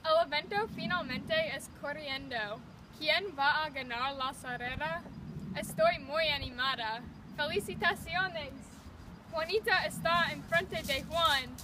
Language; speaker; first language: Spanish; non-native, learner; English